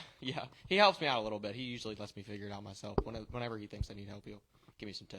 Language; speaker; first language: English; native; English